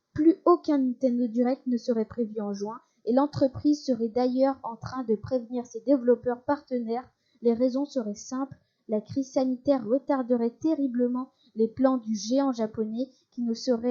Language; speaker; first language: French; native; French